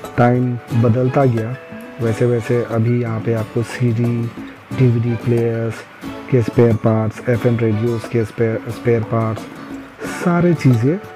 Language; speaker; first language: Hindi; native; Hindi